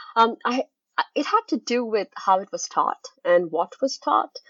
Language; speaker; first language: English; non-native, local second language; Bangla